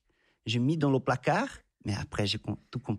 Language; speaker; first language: French; non-native, fluent; Portuguese